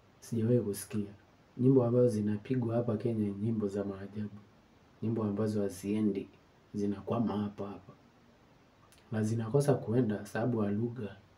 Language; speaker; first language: Swahili; non-native, local second language; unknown